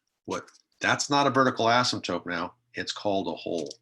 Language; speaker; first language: English; native; English